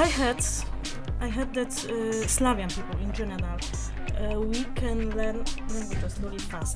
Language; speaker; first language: English; non-native, learner; Polish